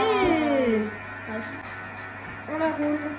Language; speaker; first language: French; native; French